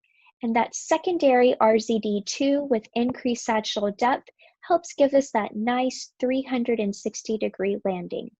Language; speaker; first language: English; native; English